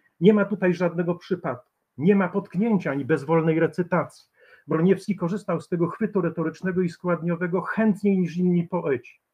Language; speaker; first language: Polish; native; Polish